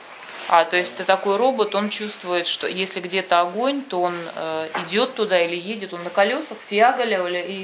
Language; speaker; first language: Russian; native; Russian